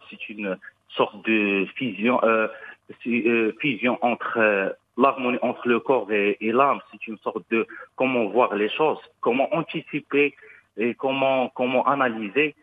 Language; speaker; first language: French; non-native, local second language; Arabic